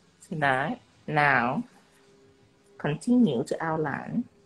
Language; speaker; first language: English; non-native, fluent; Vietnamese